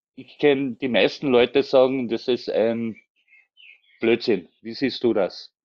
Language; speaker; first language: German; native; German